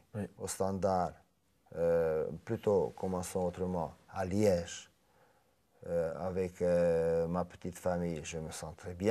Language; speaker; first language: French; non-native, fluent; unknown